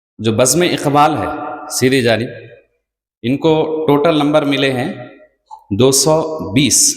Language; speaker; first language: Urdu; native; Urdu